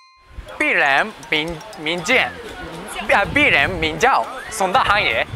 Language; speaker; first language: Chinese; non-native, learner; Japanese